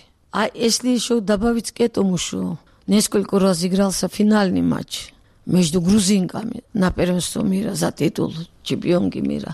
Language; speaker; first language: Russian; non-native, local second language; Georgian